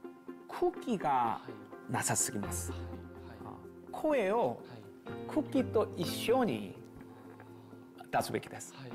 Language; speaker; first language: Japanese; non-native, learner; Korean